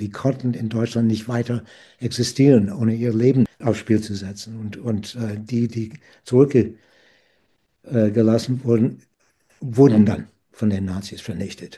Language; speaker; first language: German; non-native, fluent; English